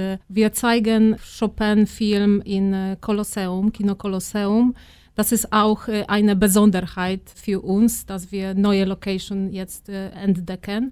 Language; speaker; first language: German; non-native, fluent; Polish